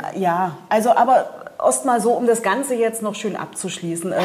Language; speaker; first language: German; native; German